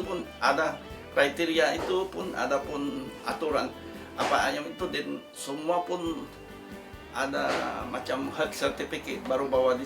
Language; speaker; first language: Indonesian; non-native, fluent; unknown